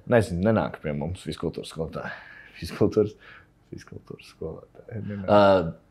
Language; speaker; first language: Latvian; native; Latvian